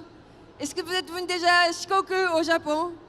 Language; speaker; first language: French; non-native, fluent; Japanese